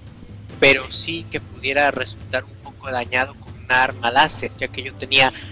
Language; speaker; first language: Spanish; native; Spanish